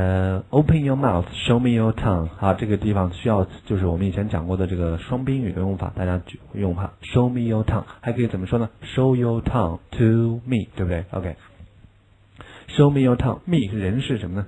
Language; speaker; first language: Chinese; native; Chinese